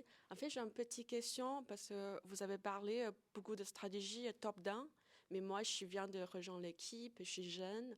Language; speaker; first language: French; non-native, learner; Chinese